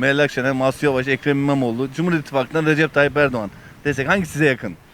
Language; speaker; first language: Turkish; native; Turkish